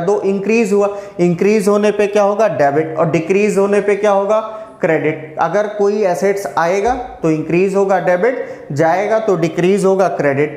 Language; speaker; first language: Hindi; native; Hindi